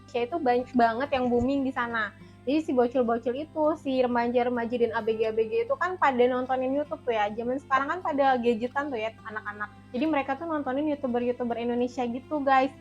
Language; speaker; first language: Indonesian; native; Indonesian